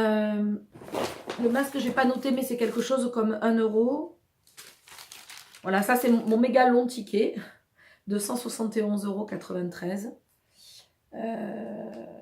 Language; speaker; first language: French; native; French